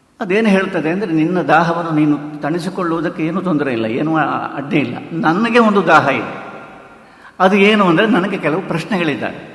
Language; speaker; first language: Kannada; non-native, local second language; Tulu